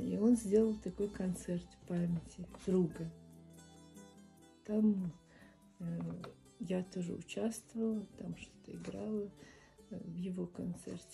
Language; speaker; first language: Russian; non-native, local second language; Tajik